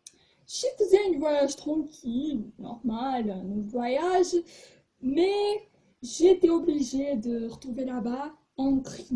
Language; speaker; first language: French; non-native, fluent; Portuguese